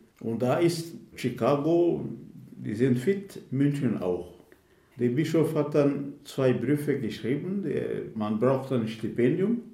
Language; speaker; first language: German; non-native, fluent; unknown